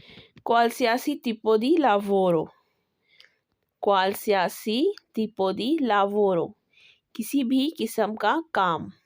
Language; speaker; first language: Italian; non-native, fluent; Urdu